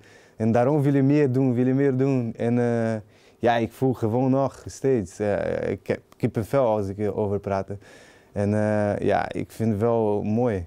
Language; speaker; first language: Dutch; non-native, learner; Portuguese